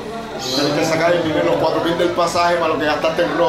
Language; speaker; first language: Spanish; native; Spanish